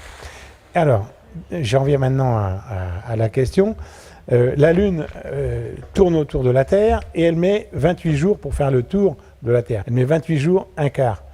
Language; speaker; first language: French; native; French